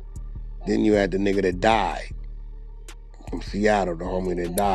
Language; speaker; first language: English; native; English